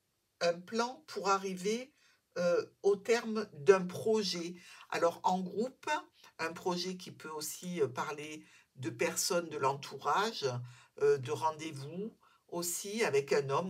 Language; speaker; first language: French; native; French